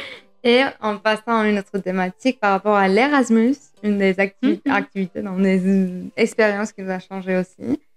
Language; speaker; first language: French; non-native, fluent; Spanish